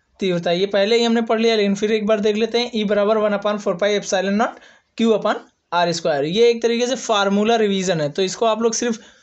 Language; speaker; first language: Hindi; native; Hindi